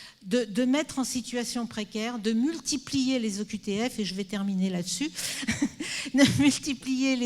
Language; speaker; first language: French; native; French